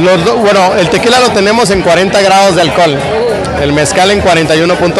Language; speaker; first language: Spanish; native; Spanish